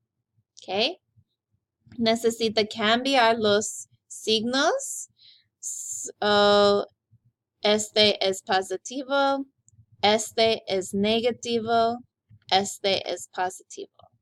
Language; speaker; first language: Spanish; non-native, learner; English